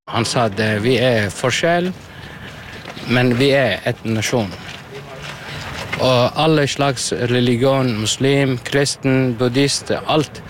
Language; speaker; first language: Norwegian; non-native, learner; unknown